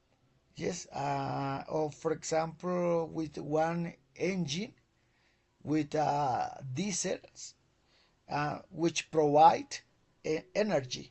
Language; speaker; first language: English; non-native, learner; Spanish